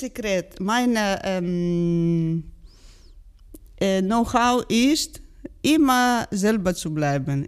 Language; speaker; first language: German; non-native, learner; Georgian